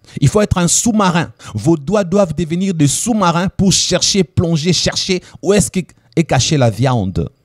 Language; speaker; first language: French; non-native, local second language; Lingala